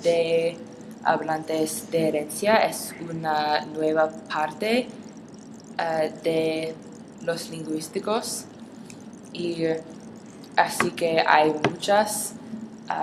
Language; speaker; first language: Spanish; non-native, learner; English